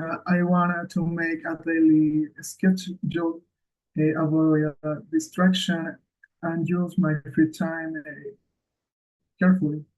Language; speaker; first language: English; non-native, learner; Spanish